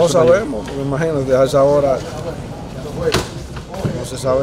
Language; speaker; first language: Spanish; native; Spanish